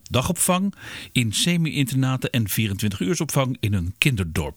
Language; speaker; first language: Dutch; native; Dutch